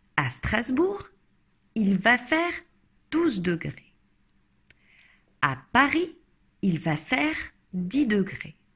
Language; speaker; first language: French; native; French